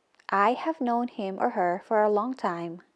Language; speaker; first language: English; non-native, local second language; Filipino